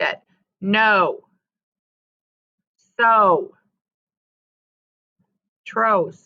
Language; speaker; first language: Spanish; non-native, fluent; English